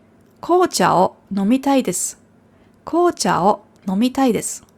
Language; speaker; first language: Japanese; non-native, fluent; German